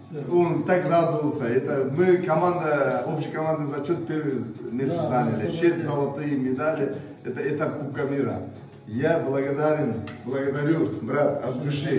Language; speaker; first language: Russian; non-native, local second language; Uzbek